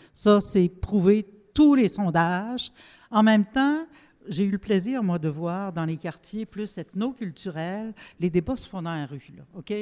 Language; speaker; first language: French; native; French